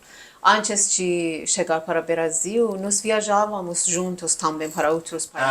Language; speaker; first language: Portuguese; non-native, learner; Persian